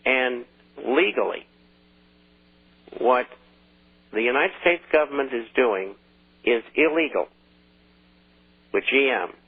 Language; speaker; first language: English; native; English